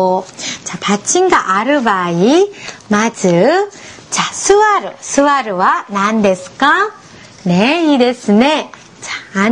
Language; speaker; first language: Japanese; non-native, fluent; Korean